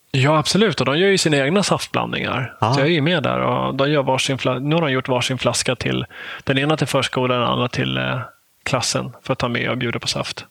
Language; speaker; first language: Swedish; native; Swedish